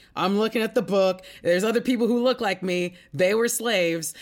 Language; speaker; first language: English; native; English